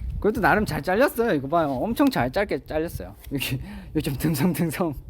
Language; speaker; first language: Korean; native; Korean